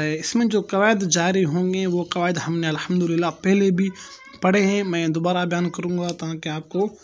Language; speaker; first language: Urdu; non-native, local second language; Pashto